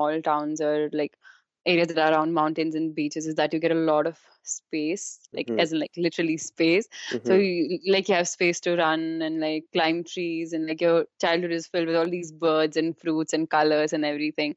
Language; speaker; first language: English; non-native, local second language; Kashmiri